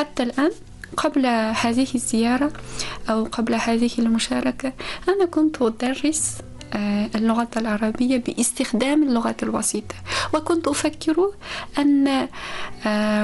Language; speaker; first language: Arabic; non-native, fluent; Uzbek